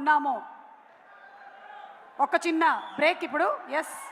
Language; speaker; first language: Telugu; native; Telugu